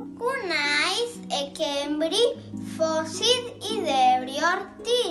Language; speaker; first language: Welsh; non-native, learner; Spanish